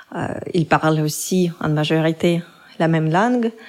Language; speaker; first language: French; non-native, fluent; Russian